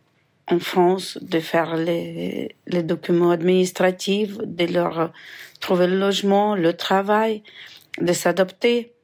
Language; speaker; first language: French; non-native, fluent; Ukrainian